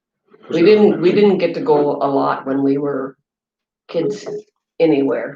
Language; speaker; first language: English; native; English